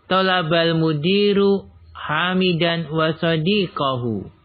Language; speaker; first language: Arabic; non-native, fluent; Indonesian